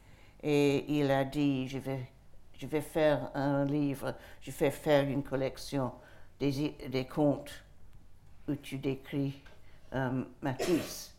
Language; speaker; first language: French; non-native, fluent; English